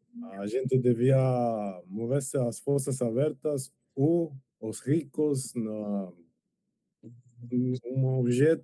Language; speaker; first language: Portuguese; non-native, learner; Spanish